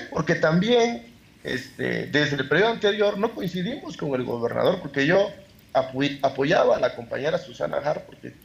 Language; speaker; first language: Spanish; native; Spanish